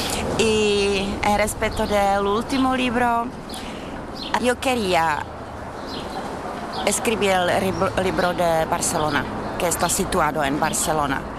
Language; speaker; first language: Spanish; non-native, fluent; Czech